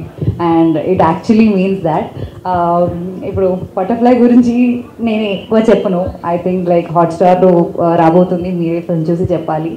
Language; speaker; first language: Telugu; non-native, fluent; Malayalam